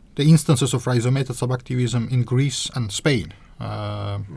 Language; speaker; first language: English; non-native, fluent; Azerbaijani